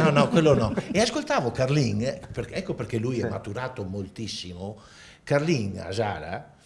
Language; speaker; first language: Italian; native; Italian